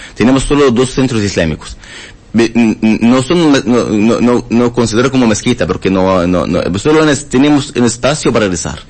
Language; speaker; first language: Spanish; non-native, learner; Arabic